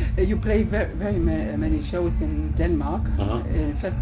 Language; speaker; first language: English; non-native, learner; German